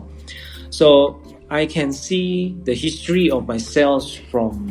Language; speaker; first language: English; non-native, local second language; Hakka Chinese